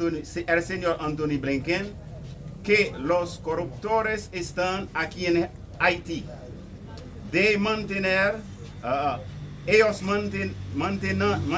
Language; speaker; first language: Spanish; non-native, fluent; Haitian Creole